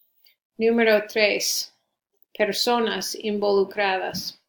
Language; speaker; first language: Spanish; non-native, fluent; English